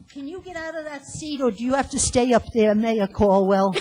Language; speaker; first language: English; native; English